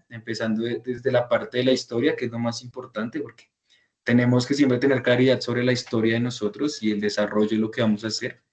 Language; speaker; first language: Spanish; native; Spanish